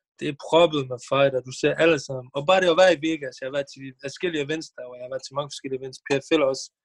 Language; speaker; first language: Danish; early bilingual, other home language; Bosnian